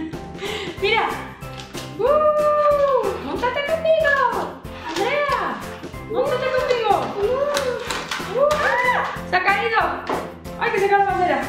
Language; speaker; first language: Spanish; native; Spanish